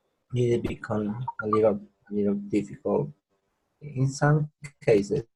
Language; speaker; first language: English; non-native, learner; Spanish